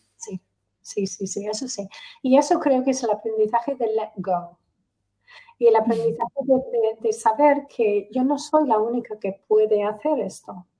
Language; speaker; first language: Spanish; non-native, fluent; English